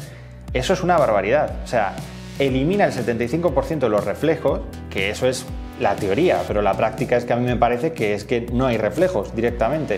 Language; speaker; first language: Spanish; native; Spanish